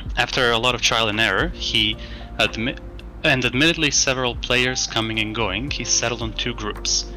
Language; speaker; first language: English; non-native, fluent; Greek